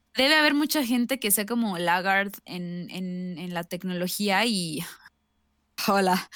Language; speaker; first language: Spanish; native; Spanish